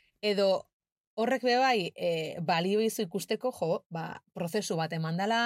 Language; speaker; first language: Basque; non-native, local second language; Spanish